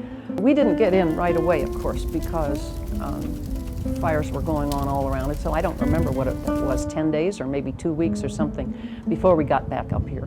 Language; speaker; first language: English; native; English